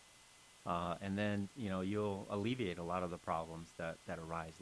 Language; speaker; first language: English; native; English